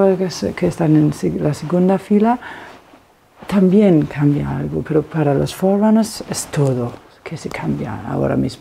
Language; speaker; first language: Spanish; non-native, fluent; Danish